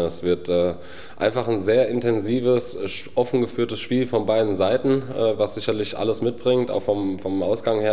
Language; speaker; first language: German; native; German